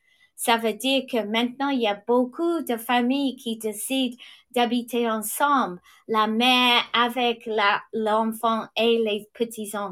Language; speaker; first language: French; non-native, fluent; English